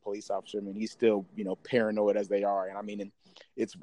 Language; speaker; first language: English; native; English